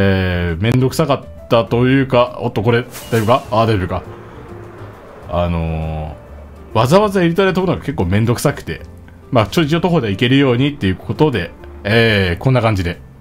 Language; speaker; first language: Japanese; native; Japanese